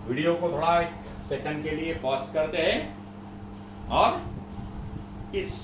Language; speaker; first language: Hindi; non-native, local second language; Marathi